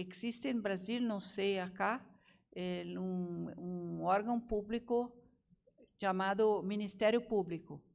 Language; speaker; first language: Spanish; non-native, learner; Portuguese